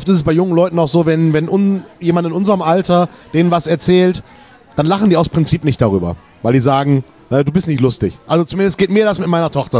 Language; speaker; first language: German; native; German